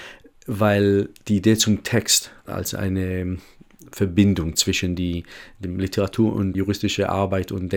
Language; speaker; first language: German; non-native, fluent; Hebrew